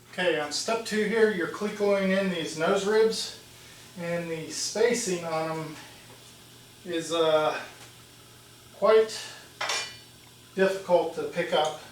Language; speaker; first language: English; native; English